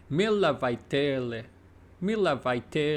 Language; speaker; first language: Finnish; non-native, learner; English